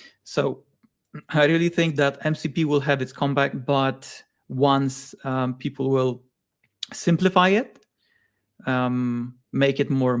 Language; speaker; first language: English; non-native, fluent; Polish